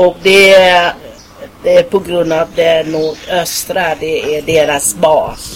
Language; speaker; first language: Swedish; non-native, fluent; Thai